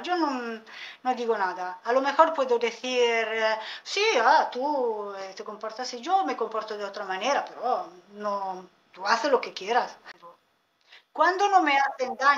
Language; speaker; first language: Spanish; non-native, fluent; Italian